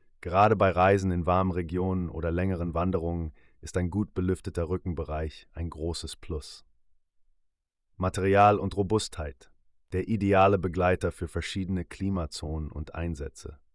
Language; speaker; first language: German; native; German